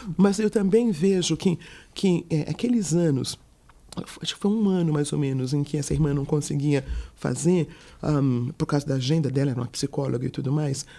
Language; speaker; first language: Portuguese; native; Portuguese